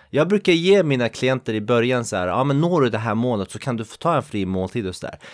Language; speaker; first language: Swedish; early bilingual, other home language; Kurdish